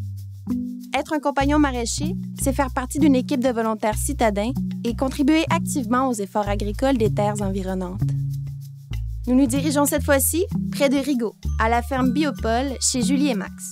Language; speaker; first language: French; native; French